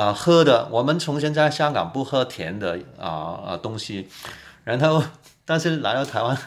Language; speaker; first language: Chinese; non-native, local second language; Cantonese